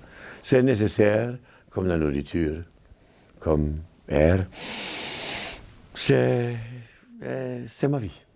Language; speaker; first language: French; non-native, fluent; German